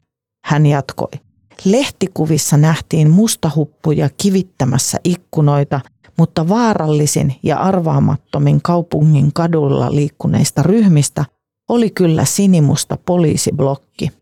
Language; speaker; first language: Finnish; native; Finnish